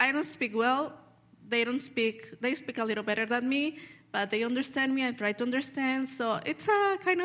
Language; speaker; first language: English; non-native, learner; Spanish